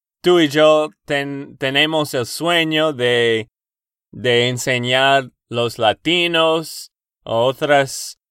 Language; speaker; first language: Spanish; non-native, learner; English